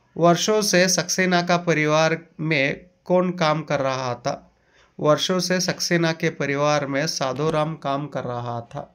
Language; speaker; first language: Hindi; non-native, local second language; Kannada